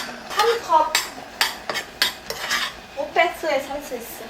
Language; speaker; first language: Korean; non-native, learner; Filipino